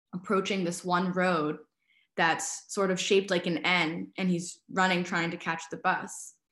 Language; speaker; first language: English; native; English